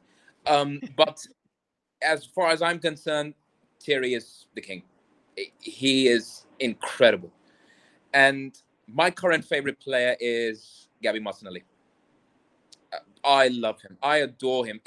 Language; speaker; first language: English; non-native, local second language; Urdu